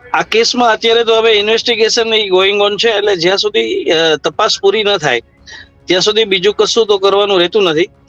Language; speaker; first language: Gujarati; native; Gujarati